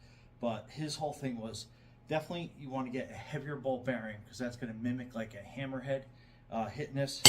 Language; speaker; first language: English; native; English